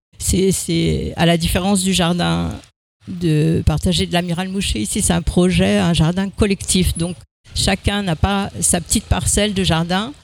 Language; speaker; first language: French; native; French